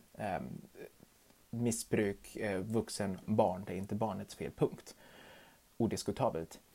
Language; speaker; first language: Swedish; non-native, fluent; German